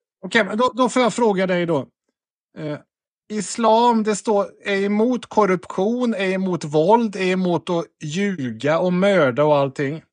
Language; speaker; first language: Swedish; native; Swedish